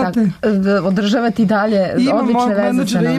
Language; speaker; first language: Serbian; native; Serbian